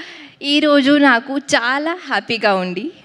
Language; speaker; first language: Telugu; non-native, learner; Marathi